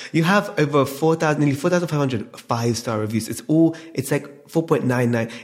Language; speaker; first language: English; native; English